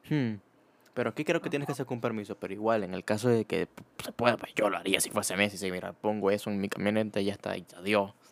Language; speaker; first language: Spanish; native; Spanish